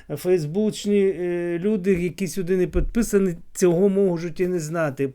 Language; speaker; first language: Ukrainian; non-native, local second language; Russian